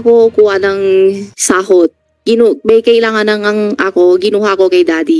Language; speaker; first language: Filipino; non-native, learner; Chinese